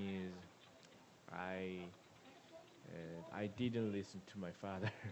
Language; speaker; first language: English; non-native, learner; Korean